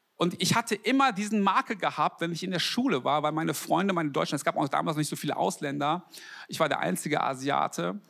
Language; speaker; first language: German; early bilingual, other home language; Korean